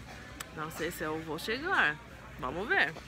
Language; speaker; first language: Portuguese; non-native, learner; English